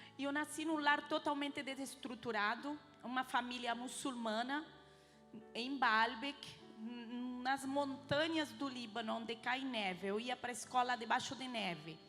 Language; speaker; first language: Portuguese; non-native, fluent; Arabic